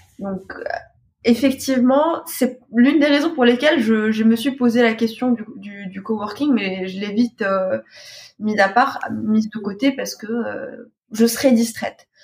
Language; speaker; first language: French; non-native, local second language; Arabic